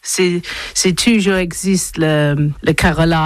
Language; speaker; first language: French; non-native, learner; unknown